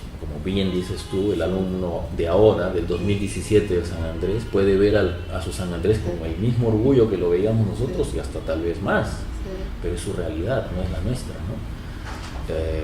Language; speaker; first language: Spanish; native; Spanish